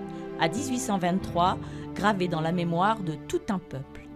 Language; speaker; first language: French; native; French